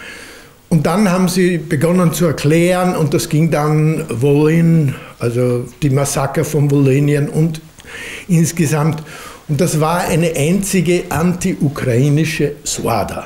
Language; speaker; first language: German; native; German